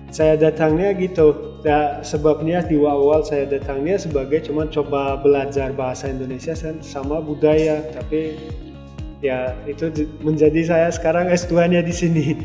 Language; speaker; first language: Indonesian; non-native, fluent; Turkmen